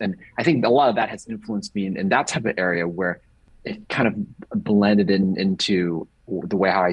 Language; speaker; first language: English; native; English